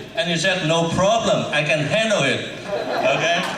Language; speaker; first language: English; non-native, fluent; Vietnamese